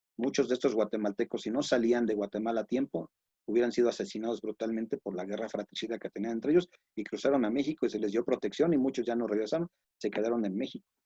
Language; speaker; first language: Spanish; native; Spanish